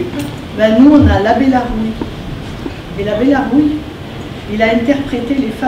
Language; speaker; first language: French; native; French